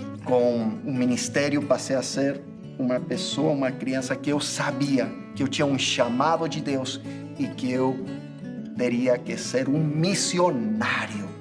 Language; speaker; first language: Portuguese; non-native, fluent; English